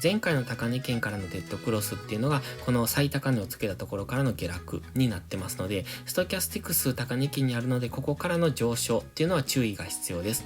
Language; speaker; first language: Japanese; native; Japanese